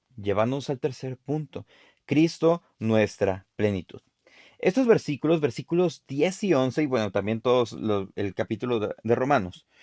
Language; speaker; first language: Spanish; native; Spanish